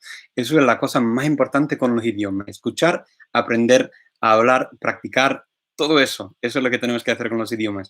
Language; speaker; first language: Spanish; non-native, fluent; English